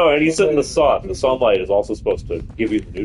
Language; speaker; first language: English; native; English